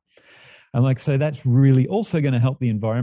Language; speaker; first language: English; native; English